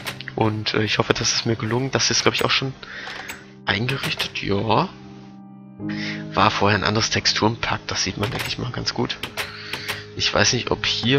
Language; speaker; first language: German; native; German